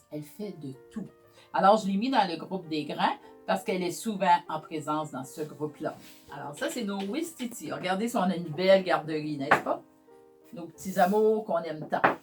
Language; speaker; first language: French; native; French